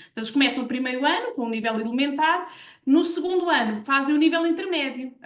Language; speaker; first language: Portuguese; native; Portuguese